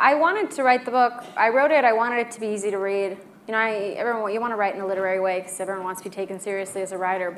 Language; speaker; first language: English; native; English